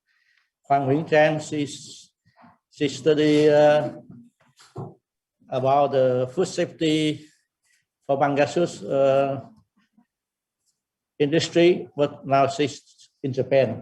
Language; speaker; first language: English; non-native, fluent; Vietnamese